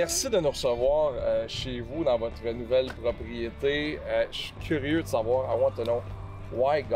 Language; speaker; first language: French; native; French